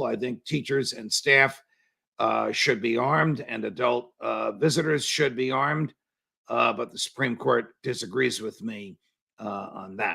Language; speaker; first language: English; native; English